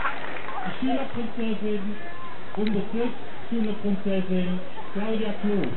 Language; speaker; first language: German; native; German